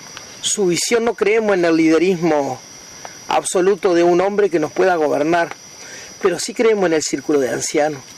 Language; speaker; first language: Spanish; native; Spanish